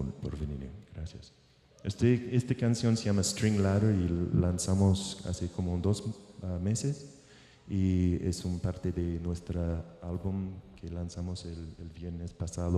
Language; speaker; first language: Spanish; non-native, learner; English